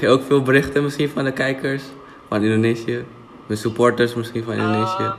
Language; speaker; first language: Dutch; non-native, fluent; Indonesian